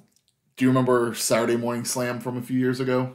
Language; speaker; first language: English; native; English